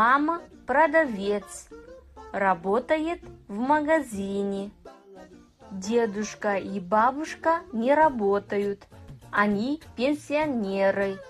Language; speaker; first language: Russian; non-native, fluent; Kazakh